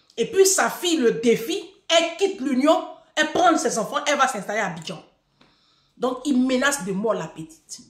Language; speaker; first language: French; native; French